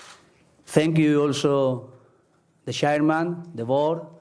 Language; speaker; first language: English; non-native, learner; Spanish